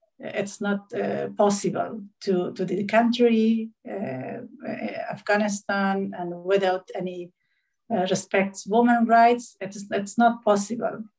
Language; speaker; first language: English; non-native, learner; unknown